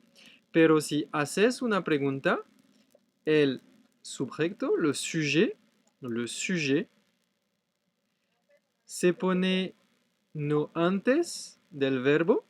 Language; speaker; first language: Spanish; non-native, fluent; French